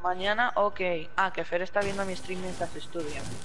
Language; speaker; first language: Spanish; early bilingual, heritage; Spanish